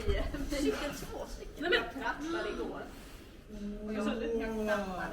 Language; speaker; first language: Swedish; native; Swedish